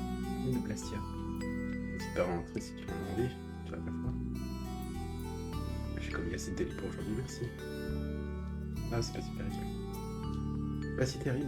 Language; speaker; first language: French; native; French